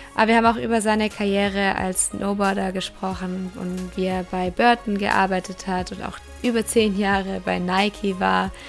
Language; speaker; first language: German; native; German